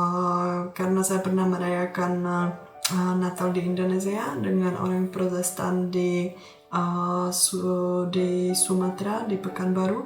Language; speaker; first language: Indonesian; non-native, fluent; Czech